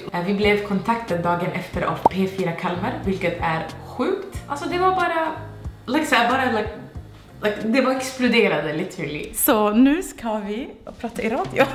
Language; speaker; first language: Swedish; non-native, fluent; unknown